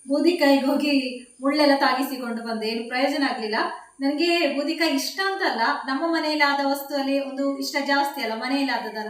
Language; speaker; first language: Kannada; native; Kannada